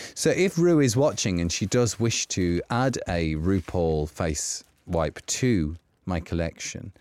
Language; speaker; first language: English; native; English